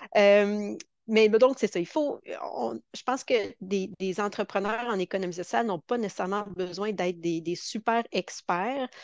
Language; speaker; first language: French; native; French